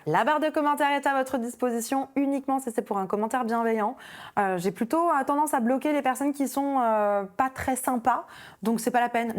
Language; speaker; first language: French; native; French